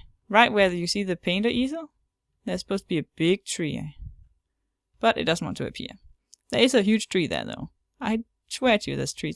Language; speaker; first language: English; non-native, fluent; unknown